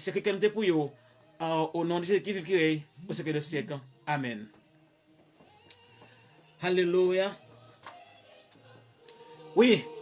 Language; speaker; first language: French; non-native, learner; Haitian Creole